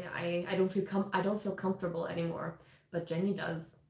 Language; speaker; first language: English; non-native, fluent; German